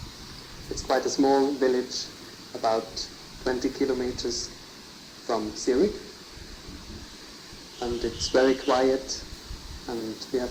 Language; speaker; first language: English; non-native, fluent; Swiss German